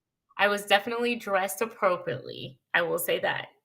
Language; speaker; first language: English; native; English